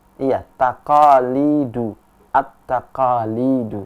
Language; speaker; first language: Arabic; non-native, fluent; Indonesian